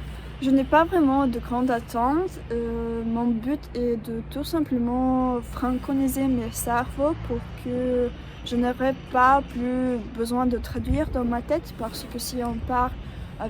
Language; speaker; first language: French; non-native, learner; English